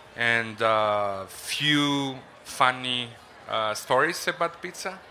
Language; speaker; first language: English; non-native, fluent; Italian